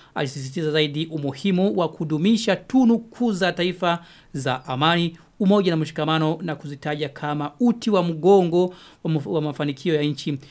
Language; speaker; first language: Swahili; non-native, local second language; Rundi